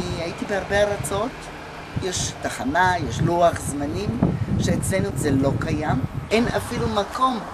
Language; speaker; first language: Hebrew; native; Hebrew